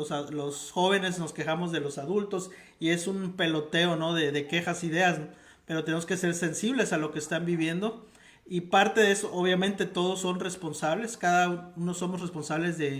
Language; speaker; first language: Spanish; native; Spanish